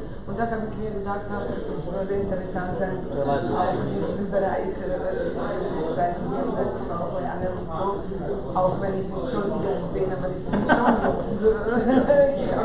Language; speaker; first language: German; non-native, fluent; Serbian